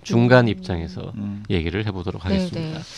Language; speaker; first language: Korean; native; Korean